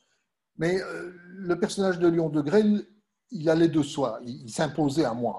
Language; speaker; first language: French; native; French